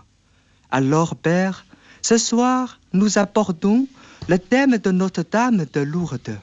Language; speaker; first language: French; non-native, fluent; Chinese